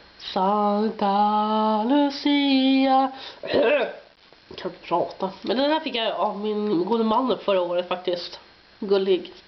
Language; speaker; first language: Swedish; native; Swedish